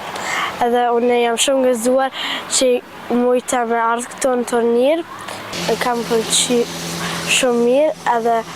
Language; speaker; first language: Albanian; early bilingual, heritage; Albanian